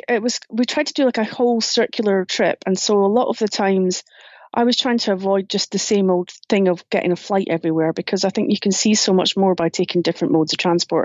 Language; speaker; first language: English; native; English